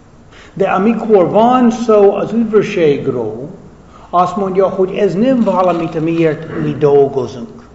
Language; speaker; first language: Hungarian; non-native, fluent; English